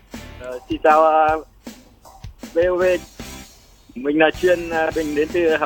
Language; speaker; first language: Vietnamese; native; Vietnamese